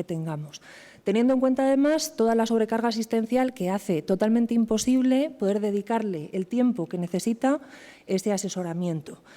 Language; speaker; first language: Spanish; native; Spanish